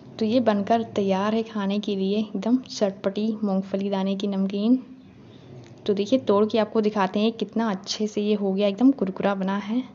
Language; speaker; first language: Hindi; native; Hindi